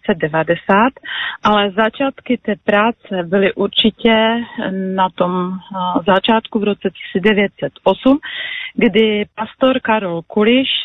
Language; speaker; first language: Czech; non-native, local second language; Polish